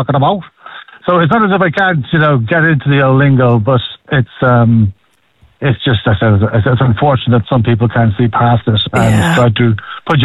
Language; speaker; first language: English; native; English